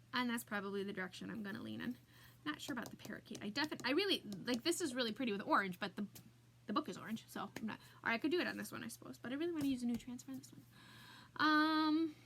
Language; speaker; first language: English; native; English